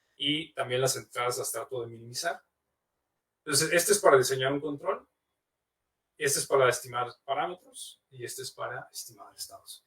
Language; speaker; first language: Spanish; native; Spanish